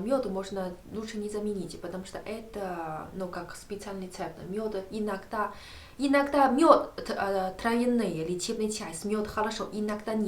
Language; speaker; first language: Russian; non-native, learner; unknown